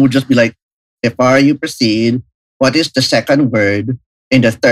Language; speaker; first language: English; non-native, local second language; Filipino